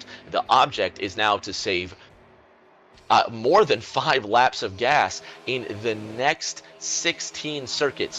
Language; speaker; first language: English; native; English